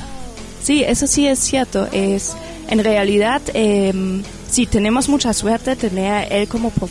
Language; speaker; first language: Spanish; non-native, fluent; German